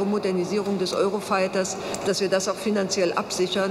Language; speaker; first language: German; native; German